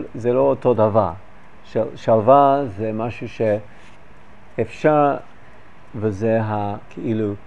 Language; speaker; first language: Hebrew; non-native, fluent; English